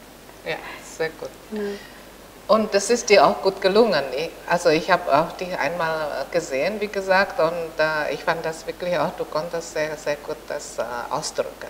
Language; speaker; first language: German; non-native, fluent; Indonesian